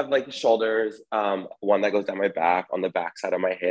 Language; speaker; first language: English; native; English